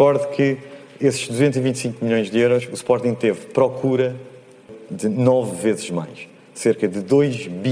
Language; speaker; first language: Portuguese; native; Portuguese